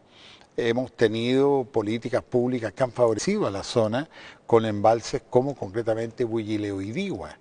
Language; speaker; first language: Spanish; native; Spanish